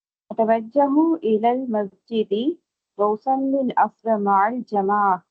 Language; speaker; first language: Arabic; non-native, learner; Tamil